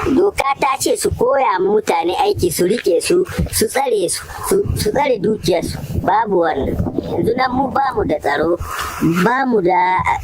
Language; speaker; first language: Hausa; non-native, local second language; Fula